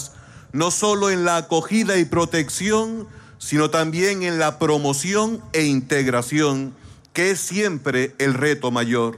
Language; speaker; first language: Spanish; native; Spanish